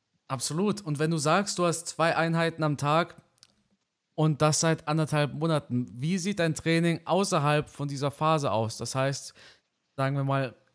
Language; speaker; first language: German; native; German